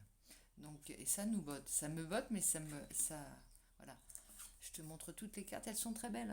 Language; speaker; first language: French; native; French